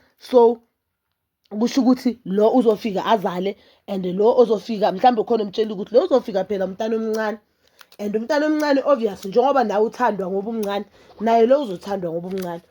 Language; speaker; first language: Zulu; native; Zulu